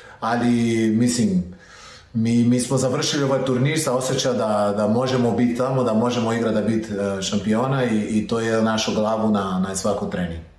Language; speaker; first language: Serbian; non-native, learner; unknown